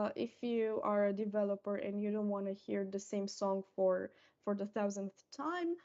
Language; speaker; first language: English; non-native, fluent; Romanian